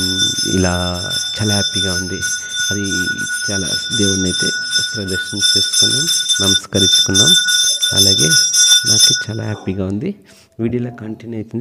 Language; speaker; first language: Telugu; native; Telugu